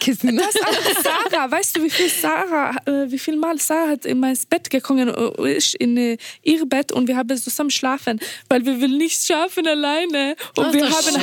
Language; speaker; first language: German; non-native, fluent; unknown